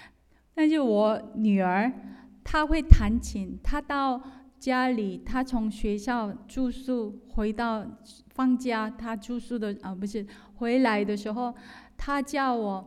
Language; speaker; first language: Chinese; non-native, fluent; Korean